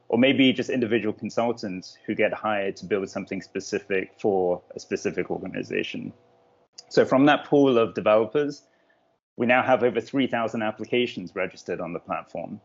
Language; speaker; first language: English; native; English